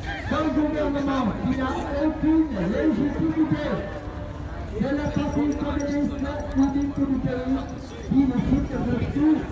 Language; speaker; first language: French; non-native, fluent; Vietnamese